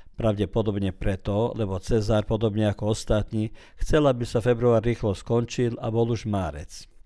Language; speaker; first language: Slovak; early bilingual, heritage; Slovak